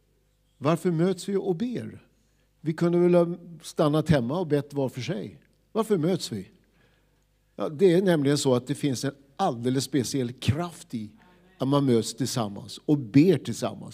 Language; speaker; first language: Swedish; native; Swedish